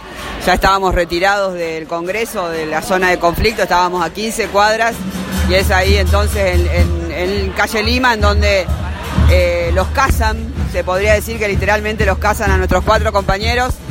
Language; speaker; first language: Spanish; native; Spanish